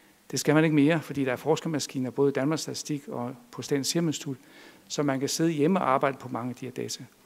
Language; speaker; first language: Danish; native; Danish